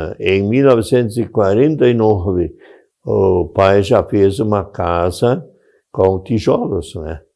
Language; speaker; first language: Portuguese; non-native, local second language; German